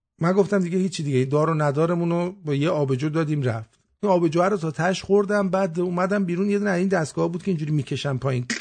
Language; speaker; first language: Persian; native; Persian